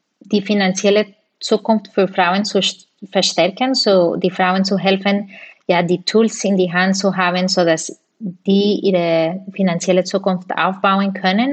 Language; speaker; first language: German; non-native, fluent; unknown